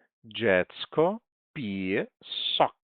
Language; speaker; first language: Polish; non-native, fluent; Portuguese